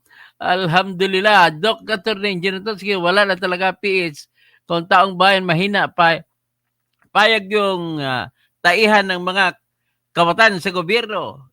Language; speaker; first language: Filipino; non-native, local second language; Hiligaynon